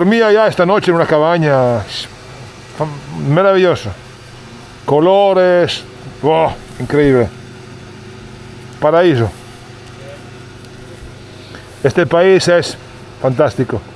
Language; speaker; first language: Spanish; non-native, learner; Italian